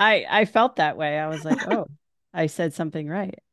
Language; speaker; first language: English; native; English